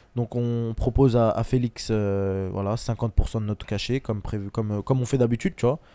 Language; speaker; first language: French; early bilingual, other home language; Chechen